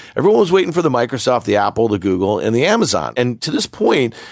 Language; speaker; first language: English; native; English